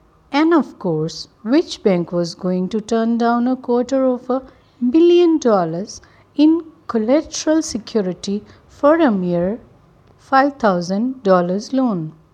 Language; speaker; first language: English; non-native, local second language; Punjabi